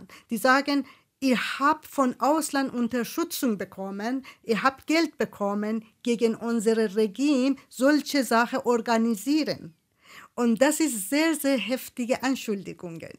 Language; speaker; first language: German; non-native, fluent; Persian